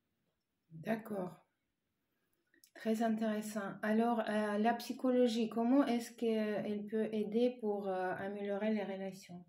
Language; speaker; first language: French; non-native, fluent; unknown